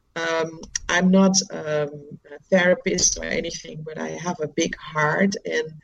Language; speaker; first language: English; non-native, fluent; Dutch